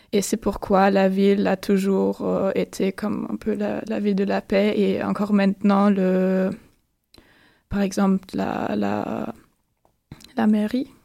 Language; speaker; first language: French; non-native, fluent; German